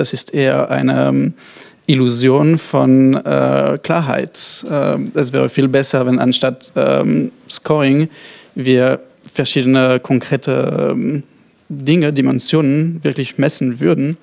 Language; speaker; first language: German; non-native, fluent; French